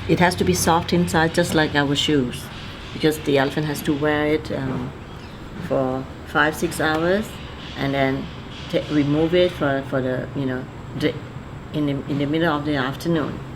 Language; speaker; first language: English; non-native, fluent; Thai